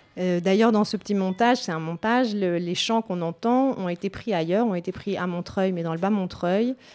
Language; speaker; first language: French; native; French